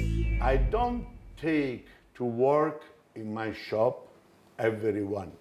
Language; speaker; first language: English; non-native, learner; Italian